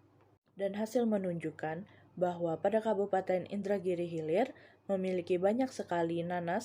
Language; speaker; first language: Indonesian; native; Indonesian